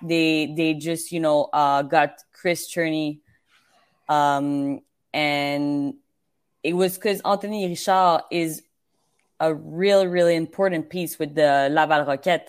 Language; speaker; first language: English; non-native, fluent; French